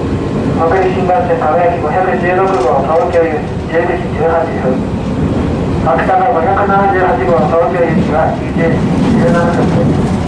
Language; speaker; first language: Japanese; native; Japanese